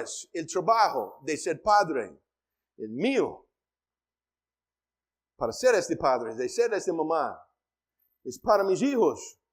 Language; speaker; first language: Spanish; non-native, fluent; English